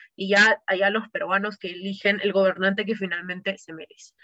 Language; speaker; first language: Spanish; native; Spanish